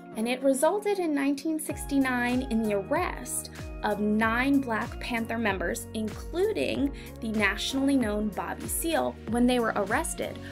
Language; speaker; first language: English; native; English